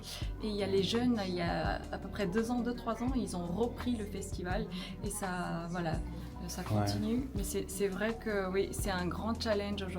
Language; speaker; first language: French; non-native, fluent; Japanese